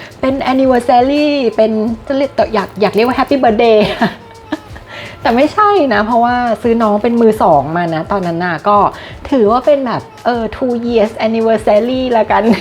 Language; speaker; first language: Thai; native; Thai